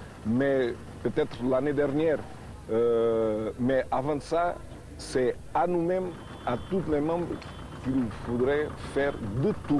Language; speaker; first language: French; non-native, fluent; Portuguese